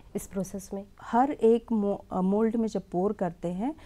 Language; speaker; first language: Hindi; non-native, local second language; Tamil